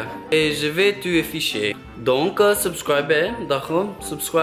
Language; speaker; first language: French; non-native, learner; English